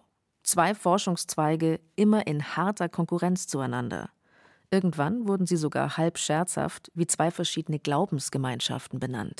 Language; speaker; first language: German; native; German